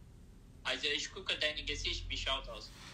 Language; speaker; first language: German; non-native, learner; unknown